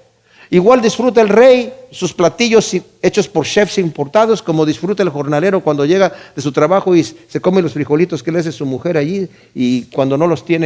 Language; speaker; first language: Spanish; native; Spanish